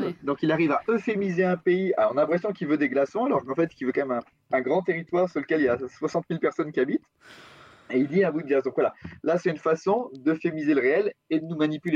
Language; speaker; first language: French; native; French